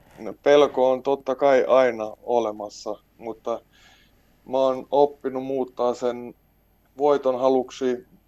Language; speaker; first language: Finnish; non-native, local second language; Swedish